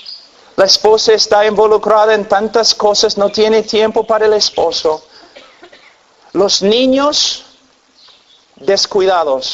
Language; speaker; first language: Spanish; non-native, fluent; English